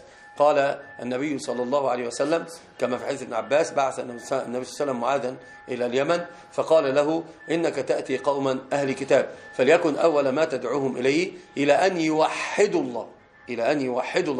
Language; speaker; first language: Arabic; native; Arabic